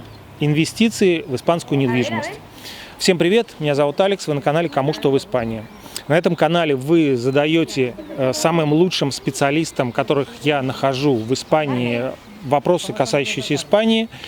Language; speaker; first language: Russian; native; Russian